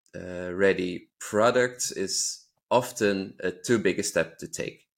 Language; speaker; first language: English; non-native, fluent; Dutch